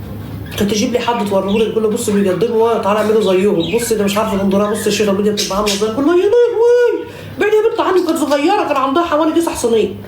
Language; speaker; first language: Arabic; native; Arabic